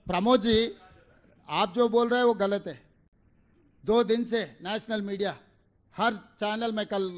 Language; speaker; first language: Hindi; non-native, local second language; Telugu